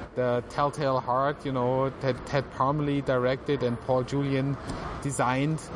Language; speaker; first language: English; non-native, fluent; German